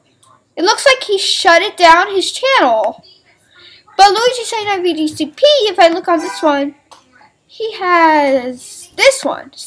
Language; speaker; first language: English; native; English